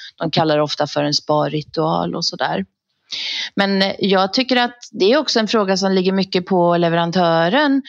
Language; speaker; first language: Swedish; native; Swedish